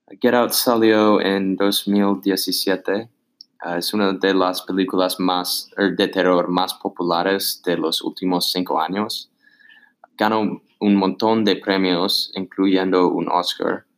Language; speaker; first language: Spanish; non-native, learner; English